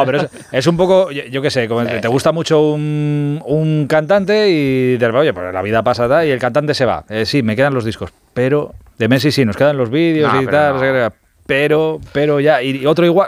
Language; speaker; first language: Spanish; native; Spanish